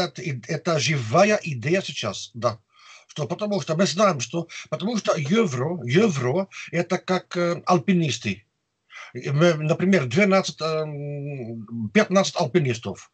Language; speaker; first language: Russian; non-native, fluent; Dutch